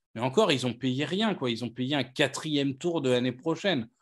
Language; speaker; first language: French; native; French